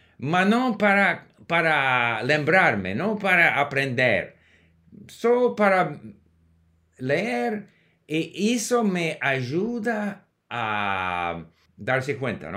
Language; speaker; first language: Portuguese; non-native, learner; English